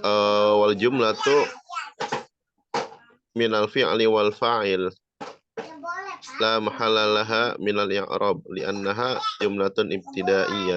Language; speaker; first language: Arabic; non-native, learner; Indonesian